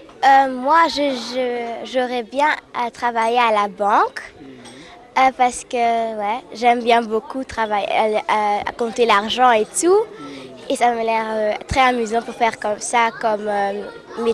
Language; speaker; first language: French; early bilingual, other home language; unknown